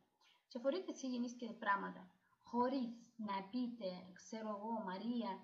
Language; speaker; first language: Greek; non-native, learner; Russian